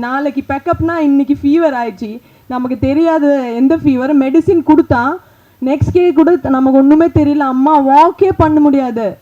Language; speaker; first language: Tamil; non-native, learner; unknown